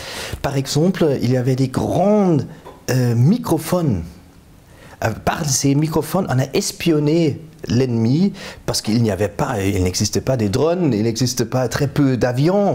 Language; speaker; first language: French; non-native, fluent; German